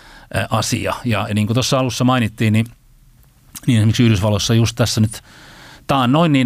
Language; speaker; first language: Finnish; native; Finnish